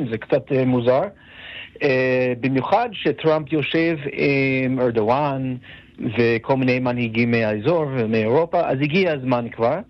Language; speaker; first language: Hebrew; non-native, fluent; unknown